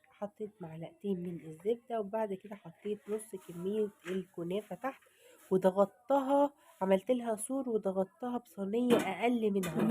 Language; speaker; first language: Arabic; native; Arabic